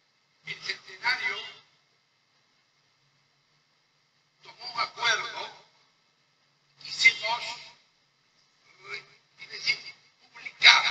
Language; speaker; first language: Spanish; native; Spanish